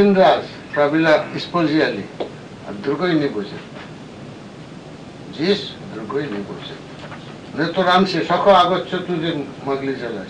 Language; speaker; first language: Russian; non-native, learner; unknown